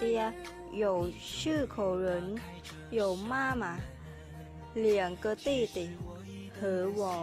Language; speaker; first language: Chinese; non-native, learner; Thai